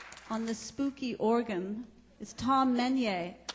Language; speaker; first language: English; native; English